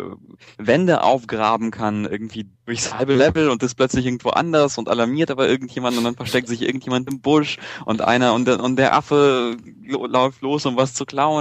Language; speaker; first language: German; native; German